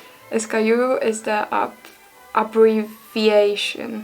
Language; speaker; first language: English; non-native, fluent; Polish